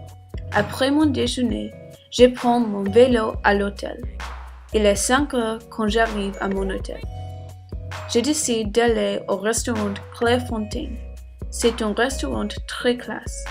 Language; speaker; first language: French; non-native, learner; English